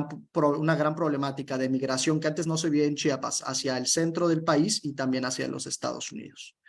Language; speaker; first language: Spanish; native; Spanish